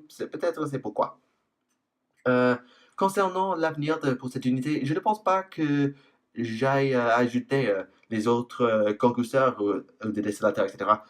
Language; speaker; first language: French; non-native, fluent; English